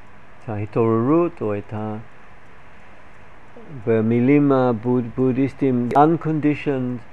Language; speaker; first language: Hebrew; non-native, fluent; English